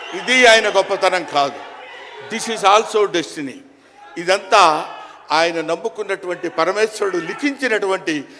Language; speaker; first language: Telugu; native; Telugu